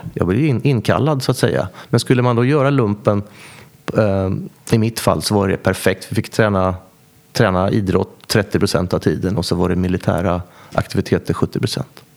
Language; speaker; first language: Swedish; native; Swedish